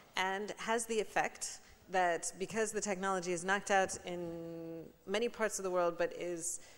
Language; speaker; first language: English; native; English